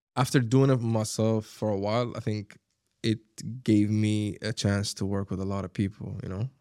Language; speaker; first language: English; non-native, fluent; Arabic